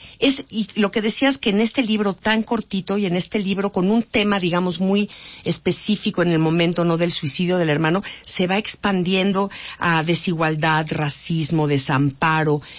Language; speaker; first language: Spanish; native; Spanish